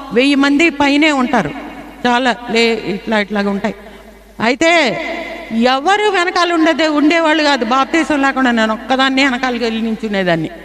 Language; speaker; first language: Telugu; non-native, fluent; Bangla